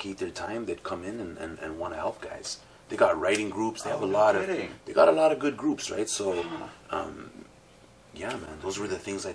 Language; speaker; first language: English; native; English